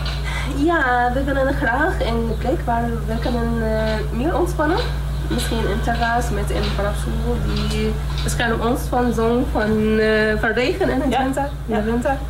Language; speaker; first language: Dutch; non-native, learner; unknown